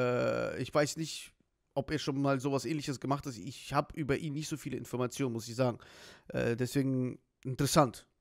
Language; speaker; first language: German; native; German